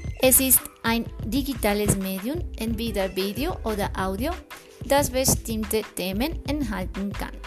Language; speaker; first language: German; non-native, fluent; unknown